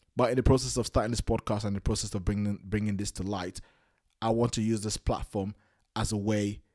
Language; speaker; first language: English; non-native, local second language; Yoruba